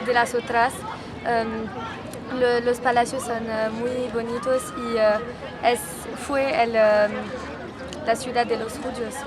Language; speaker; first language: Spanish; non-native, learner; French